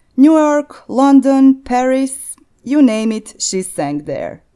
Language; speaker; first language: English; non-native, fluent; Croatian